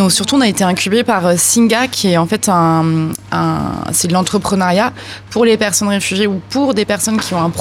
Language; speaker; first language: French; native; French